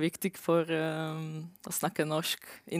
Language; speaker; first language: Norwegian; non-native, learner; Romanian